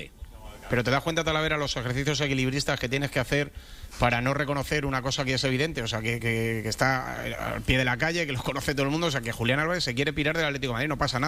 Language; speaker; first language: Spanish; native; Spanish